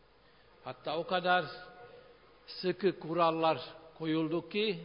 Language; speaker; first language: Turkish; non-native, fluent; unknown